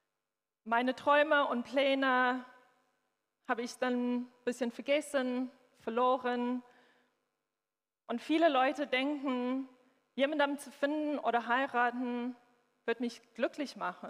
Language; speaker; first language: German; non-native, fluent; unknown